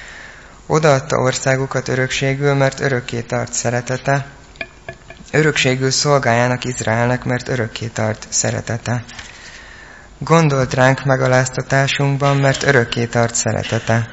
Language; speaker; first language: Hungarian; native; Hungarian